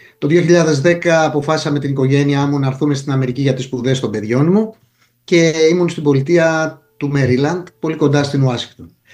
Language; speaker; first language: Greek; native; Greek